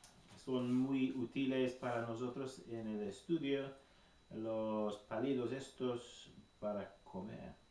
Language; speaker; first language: Spanish; non-native, learner; English